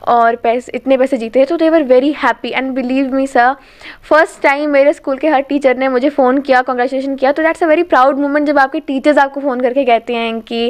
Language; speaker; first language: Hindi; native; Hindi